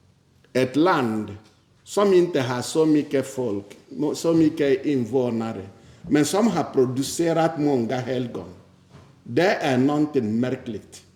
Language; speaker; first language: Swedish; non-native, fluent; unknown